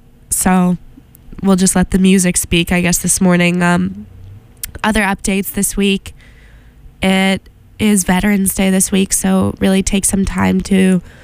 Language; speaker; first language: English; native; English